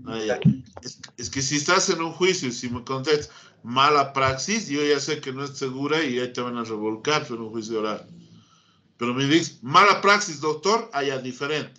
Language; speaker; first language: Spanish; native; Spanish